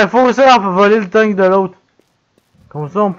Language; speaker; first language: French; native; French